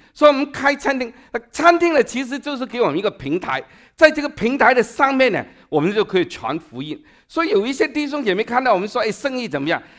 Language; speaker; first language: Chinese; non-native, local second language; Cantonese